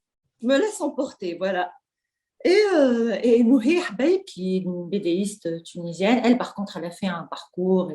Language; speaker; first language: French; non-native, local second language; Arabic